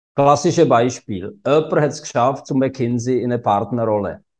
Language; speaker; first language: German; non-native, fluent; Czech